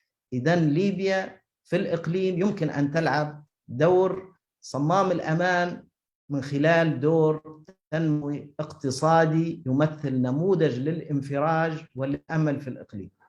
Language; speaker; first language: Arabic; native; Arabic